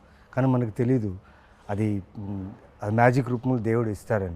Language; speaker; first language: Telugu; native; Telugu